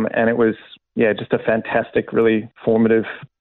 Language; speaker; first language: English; native; English